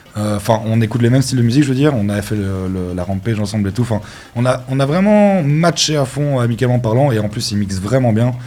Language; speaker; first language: French; native; French